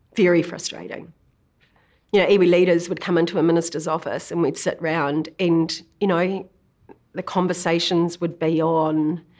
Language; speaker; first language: English; native; English